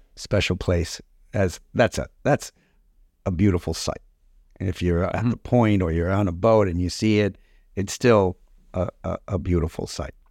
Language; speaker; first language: English; native; English